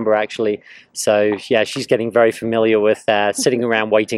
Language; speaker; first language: English; native; English